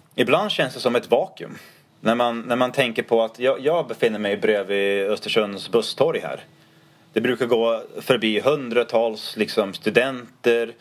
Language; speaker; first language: Swedish; non-native, fluent; English